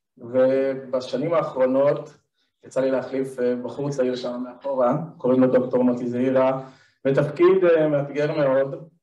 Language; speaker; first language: Hebrew; native; Hebrew